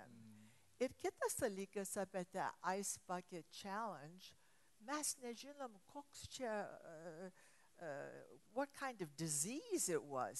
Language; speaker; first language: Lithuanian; early bilingual, heritage; English